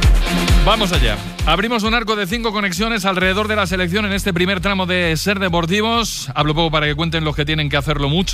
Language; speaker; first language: Spanish; native; Spanish